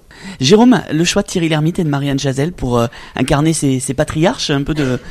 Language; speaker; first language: French; native; French